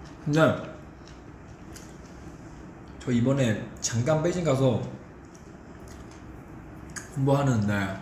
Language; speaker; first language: Korean; non-native, fluent; Chinese